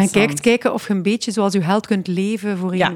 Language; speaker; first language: Dutch; native; Dutch